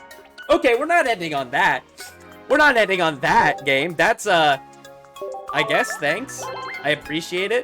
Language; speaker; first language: English; native; English